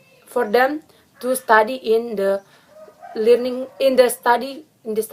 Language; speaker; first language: English; non-native, learner; Indonesian